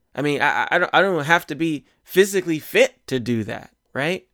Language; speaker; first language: English; native; English